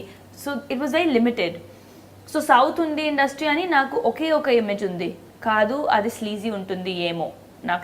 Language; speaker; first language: Telugu; non-native, fluent; Hindi